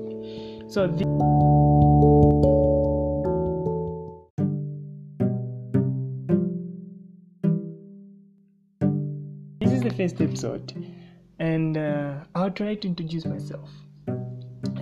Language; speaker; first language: English; non-native, local second language; Bemba